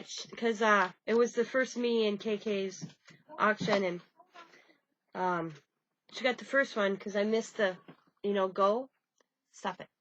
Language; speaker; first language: English; native; English